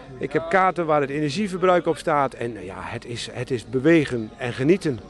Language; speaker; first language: Dutch; native; Dutch